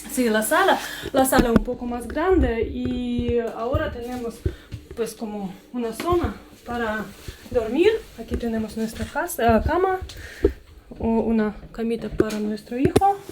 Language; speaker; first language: Spanish; non-native, fluent; Russian